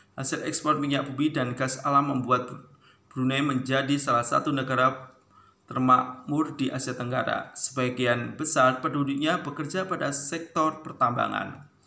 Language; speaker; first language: Indonesian; native; Indonesian